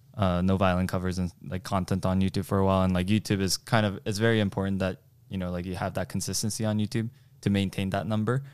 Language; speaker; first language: English; early bilingual, other home language; Korean